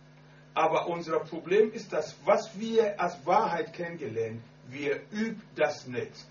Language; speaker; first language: German; non-native, learner; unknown